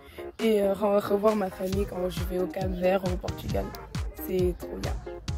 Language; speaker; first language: French; early bilingual, other home language; Portuguese